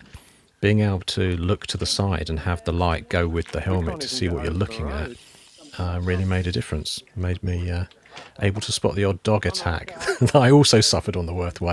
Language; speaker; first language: English; native; English